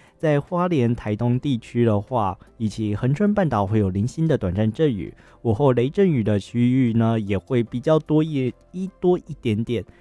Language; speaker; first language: Chinese; native; Chinese